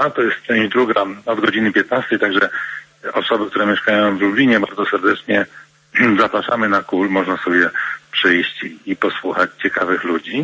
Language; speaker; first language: Polish; native; Polish